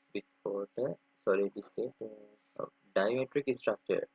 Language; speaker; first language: English; non-native, local second language; Sinhala